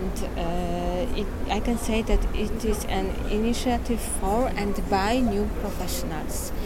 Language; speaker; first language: English; non-native, learner; Polish